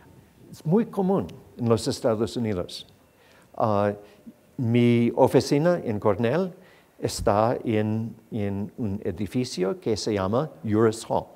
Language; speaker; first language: Spanish; non-native, fluent; English